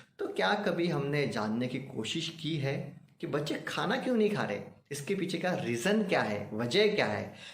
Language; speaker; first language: Hindi; non-native, local second language; Marathi